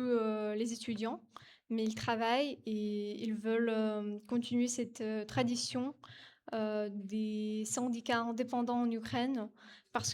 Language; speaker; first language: French; non-native, fluent; Ukrainian